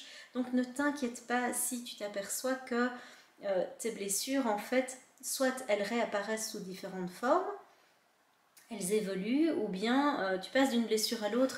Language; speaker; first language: French; native; French